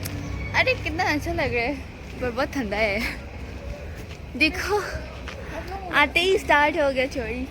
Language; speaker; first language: Hindi; non-native, local second language; Assamese